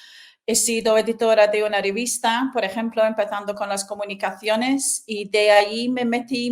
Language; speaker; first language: Spanish; non-native, fluent; English